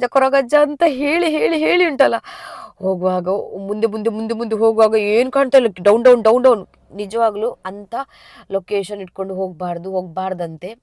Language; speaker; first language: Kannada; non-native, local second language; Tulu